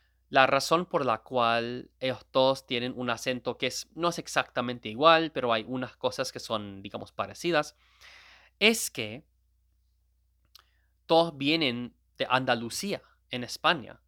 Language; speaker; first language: Spanish; non-native, fluent; Gujarati